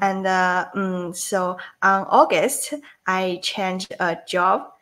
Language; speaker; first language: English; non-native, learner; Chinese